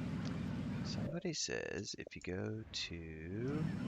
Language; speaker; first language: English; native; English